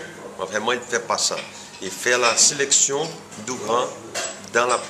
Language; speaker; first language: French; non-native, fluent; Portuguese